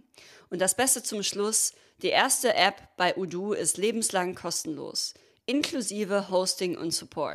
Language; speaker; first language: German; native; German